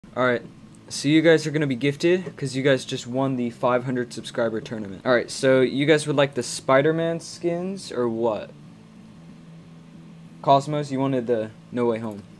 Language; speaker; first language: English; native; English